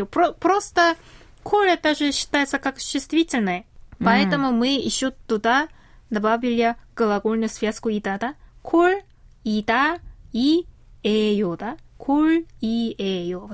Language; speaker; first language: Russian; non-native, fluent; Korean